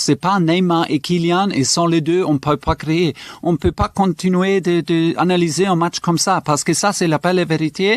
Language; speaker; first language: French; non-native, fluent; German